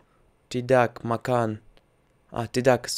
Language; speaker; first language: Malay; non-native, learner; Russian